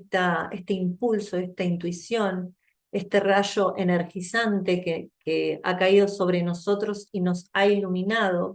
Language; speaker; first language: Spanish; native; Spanish